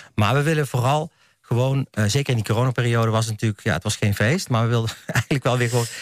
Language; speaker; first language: Dutch; native; Dutch